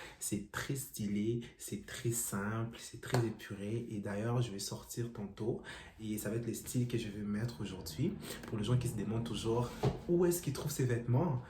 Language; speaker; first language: French; non-native, local second language; Lingala